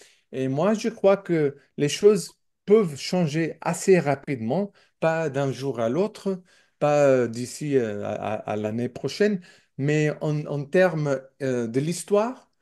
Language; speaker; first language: French; non-native, learner; English